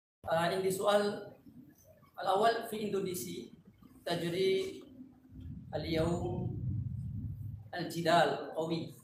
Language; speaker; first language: Arabic; non-native, fluent; Indonesian